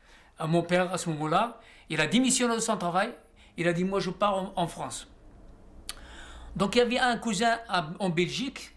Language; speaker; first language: French; non-native, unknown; Riffian